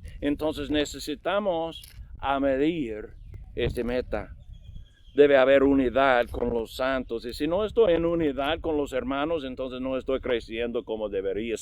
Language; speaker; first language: Spanish; non-native, learner; English